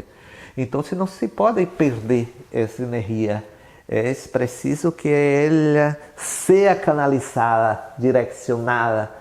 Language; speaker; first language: Spanish; non-native, learner; Portuguese